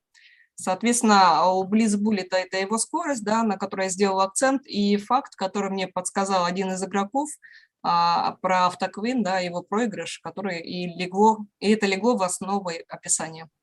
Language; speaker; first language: Russian; native; Russian